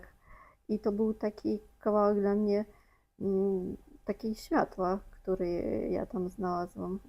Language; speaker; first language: Polish; non-native, fluent; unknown